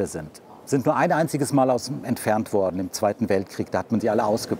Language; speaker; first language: German; native; German